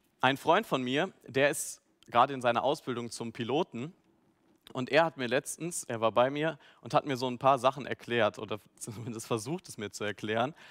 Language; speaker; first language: German; native; German